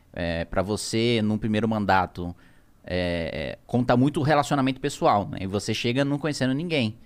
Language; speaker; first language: Portuguese; native; Portuguese